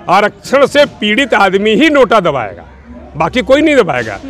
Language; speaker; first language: Hindi; native; Hindi